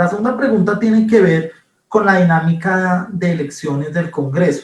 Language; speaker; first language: Spanish; native; Spanish